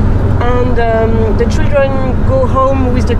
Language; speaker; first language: English; non-native, learner; French